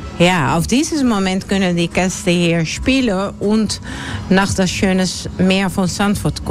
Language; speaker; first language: German; non-native, learner; Dutch